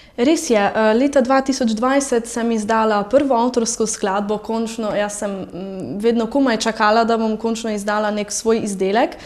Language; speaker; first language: Slovenian; early bilingual, other home language; French